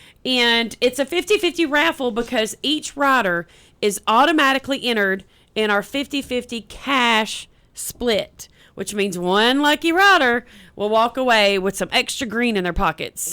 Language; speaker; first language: English; native; English